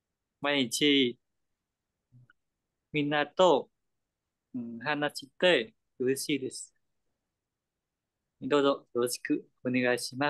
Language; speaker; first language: Japanese; non-native, learner; Vietnamese